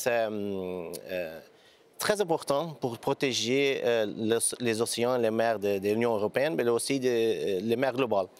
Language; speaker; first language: French; non-native, learner; Portuguese